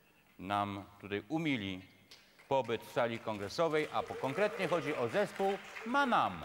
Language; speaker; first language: Polish; native; Polish